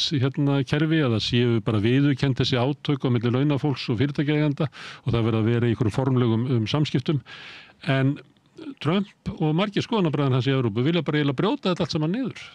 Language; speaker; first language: Icelandic; native; Icelandic